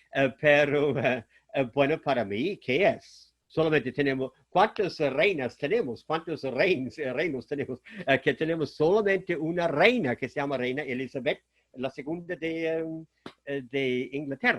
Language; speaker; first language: Spanish; non-native, fluent; German